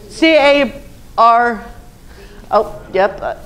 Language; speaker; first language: English; native; English